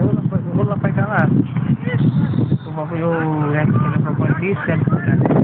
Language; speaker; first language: Greek; non-native, learner; Portuguese